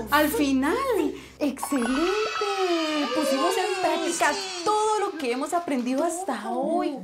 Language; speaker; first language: Spanish; native; Spanish